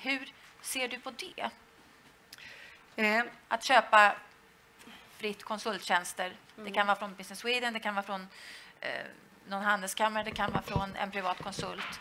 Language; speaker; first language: Swedish; native; Swedish